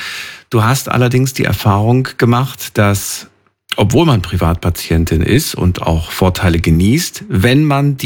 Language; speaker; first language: German; native; German